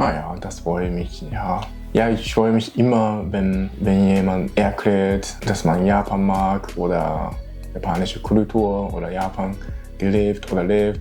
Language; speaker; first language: German; non-native, learner; Japanese